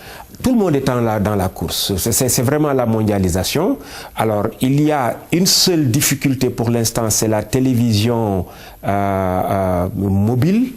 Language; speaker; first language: French; non-native, local second language; Wolof